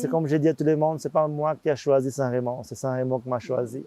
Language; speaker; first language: French; non-native, fluent; Portuguese